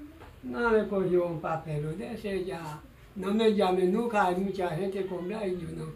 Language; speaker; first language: Spanish; non-native, learner; Haitian Creole